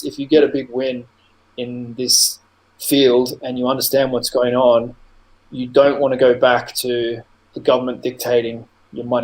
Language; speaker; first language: English; native; English